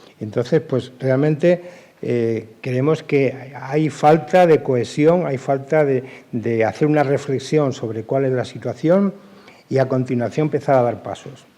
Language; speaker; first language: Spanish; native; Spanish